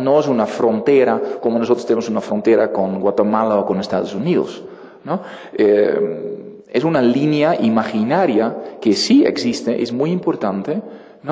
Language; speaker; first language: Spanish; non-native, fluent; Dutch